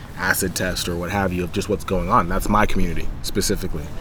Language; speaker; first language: English; native; English